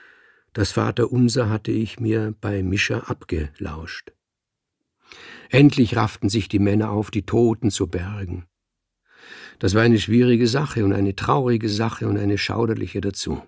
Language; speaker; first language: German; native; German